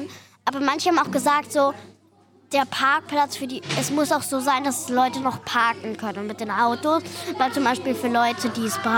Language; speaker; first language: German; native; German